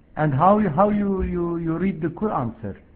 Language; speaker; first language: English; non-native, fluent; Arabic